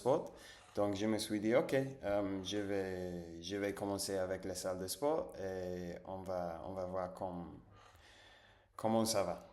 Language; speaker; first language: French; non-native, fluent; Spanish